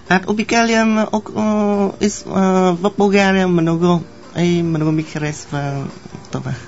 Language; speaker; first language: Bulgarian; non-native, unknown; Vietnamese